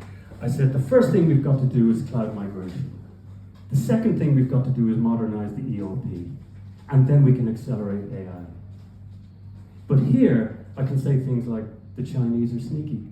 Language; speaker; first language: English; native; English